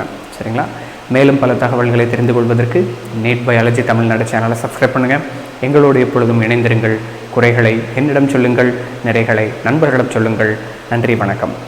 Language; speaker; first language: Tamil; native; Tamil